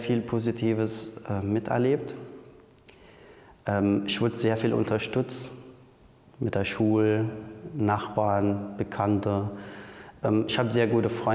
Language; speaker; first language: German; non-native, fluent; Arabic